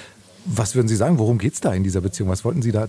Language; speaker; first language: German; native; German